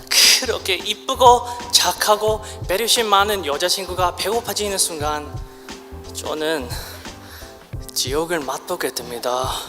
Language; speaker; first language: Korean; non-native, learner; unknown